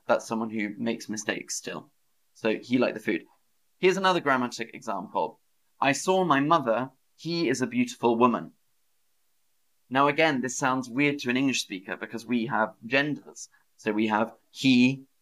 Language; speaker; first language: English; native; English